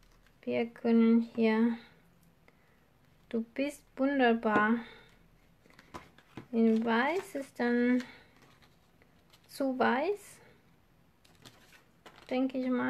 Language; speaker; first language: German; non-native, fluent; Spanish